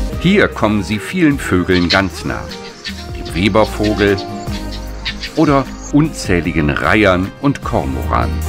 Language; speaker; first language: German; native; German